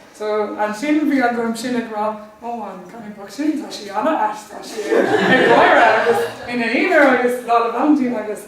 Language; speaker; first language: Irish; non-native, learner; English